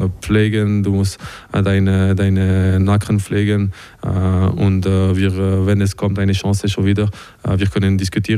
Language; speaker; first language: German; non-native, local second language; French